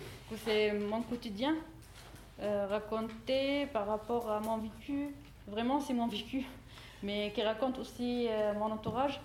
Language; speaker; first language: French; non-native, fluent; Arabic